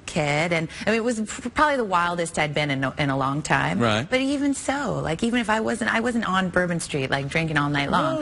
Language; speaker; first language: English; native; English